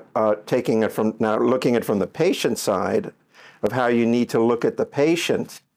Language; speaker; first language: English; native; English